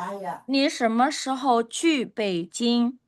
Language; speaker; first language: Chinese; non-native, fluent; Indonesian